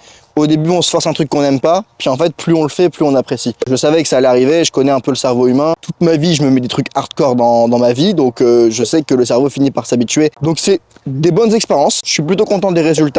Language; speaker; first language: French; native; French